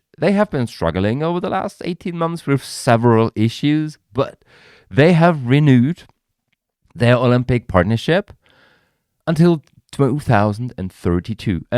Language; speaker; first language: English; non-native, fluent; German